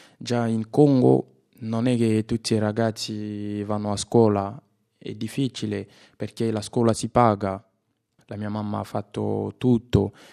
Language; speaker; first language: Italian; non-native, fluent; Lingala